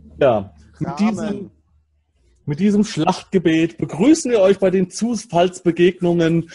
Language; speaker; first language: German; native; German